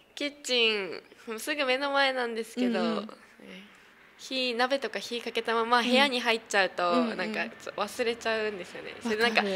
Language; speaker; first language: Japanese; native; Japanese